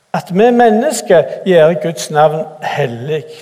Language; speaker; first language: Norwegian; native; Norwegian